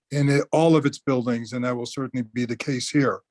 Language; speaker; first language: English; native; English